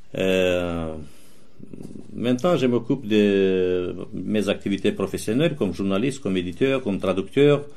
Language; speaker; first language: French; non-native, fluent; Romanian